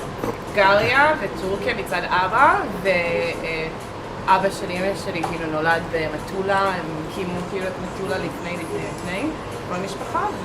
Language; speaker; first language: Hebrew; early bilingual, heritage; Hebrew